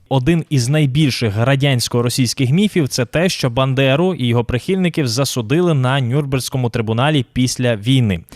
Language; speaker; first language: Ukrainian; native; Ukrainian